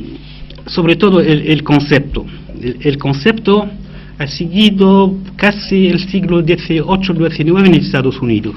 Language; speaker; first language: Spanish; non-native, fluent; Arabic